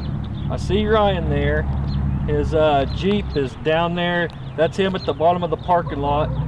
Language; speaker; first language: English; native; English